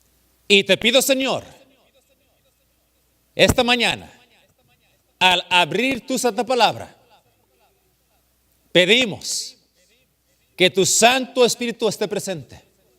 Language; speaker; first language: Spanish; early bilingual, heritage; English